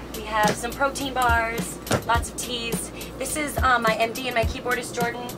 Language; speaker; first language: English; native; English